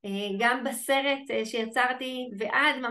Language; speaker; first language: Hebrew; native; Hebrew